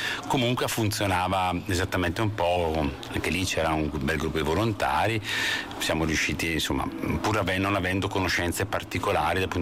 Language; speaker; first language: Italian; native; Italian